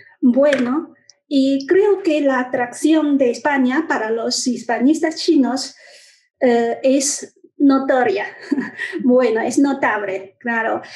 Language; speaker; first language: Spanish; non-native, fluent; Chinese